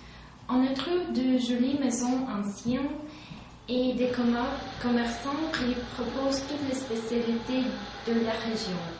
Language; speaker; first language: French; non-native, learner; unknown